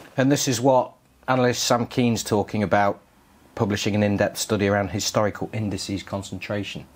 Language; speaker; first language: English; native; English